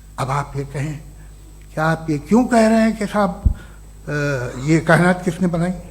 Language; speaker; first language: Urdu; native; Urdu